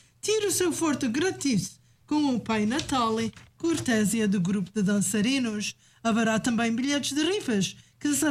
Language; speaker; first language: Portuguese; native; Portuguese